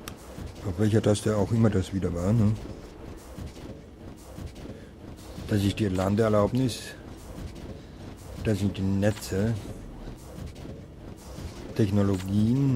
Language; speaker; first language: German; native; German